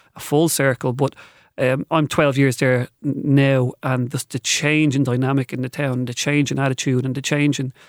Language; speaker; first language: English; native; English